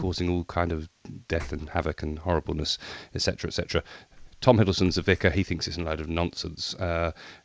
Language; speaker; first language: English; native; English